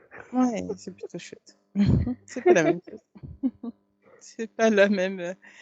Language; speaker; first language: French; native; French